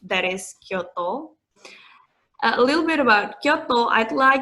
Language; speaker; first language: English; non-native, fluent; Indonesian